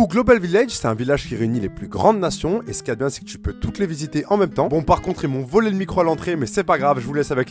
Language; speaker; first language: French; native; French